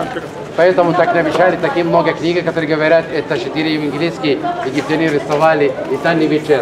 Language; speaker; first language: Russian; non-native, fluent; Arabic